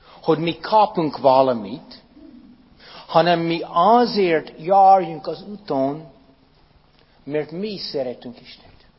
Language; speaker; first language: Hungarian; non-native, fluent; English